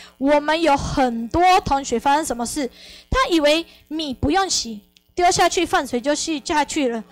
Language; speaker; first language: Chinese; non-native, fluent; Spanish